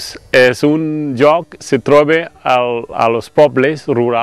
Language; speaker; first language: Catalan; non-native, fluent; Mandingo